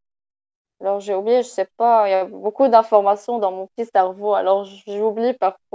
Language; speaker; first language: French; non-native, local second language; Arabic